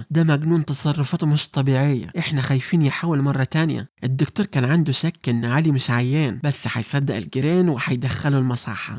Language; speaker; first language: Arabic; native; Arabic